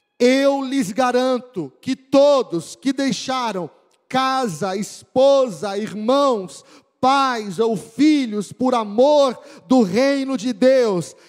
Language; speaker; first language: Portuguese; native; Portuguese